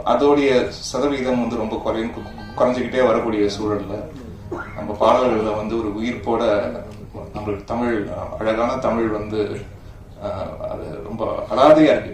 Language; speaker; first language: Tamil; native; Tamil